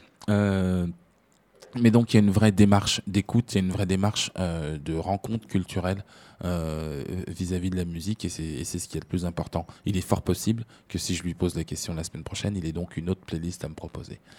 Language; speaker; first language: French; native; French